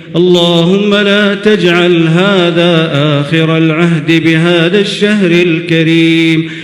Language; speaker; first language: Arabic; native; Arabic